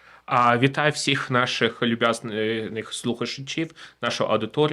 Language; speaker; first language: Ukrainian; native; Ukrainian